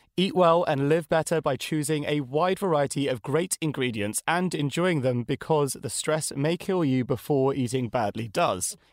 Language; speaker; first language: English; native; English